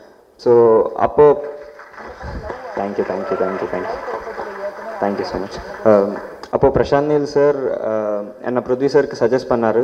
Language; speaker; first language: Tamil; non-native, learner; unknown